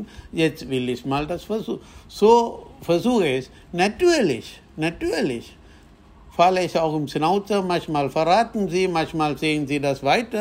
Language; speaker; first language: German; non-native, fluent; Tamil